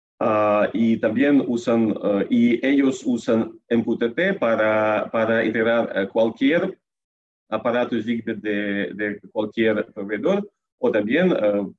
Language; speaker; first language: Spanish; non-native, learner; Russian